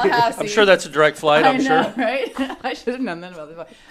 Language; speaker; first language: English; native; English